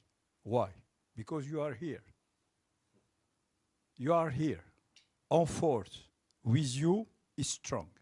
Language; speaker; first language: English; non-native, local second language; French